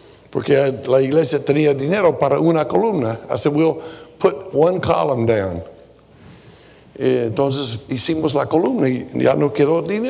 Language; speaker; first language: Spanish; non-native, fluent; English